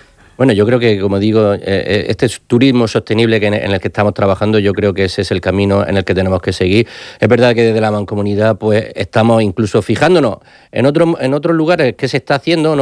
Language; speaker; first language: Spanish; native; Spanish